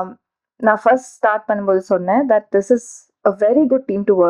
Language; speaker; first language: Tamil; non-native, learner; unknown